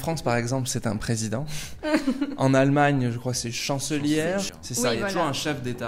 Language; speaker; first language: French; native; French